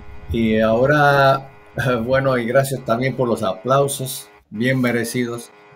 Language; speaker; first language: Spanish; non-native, fluent; English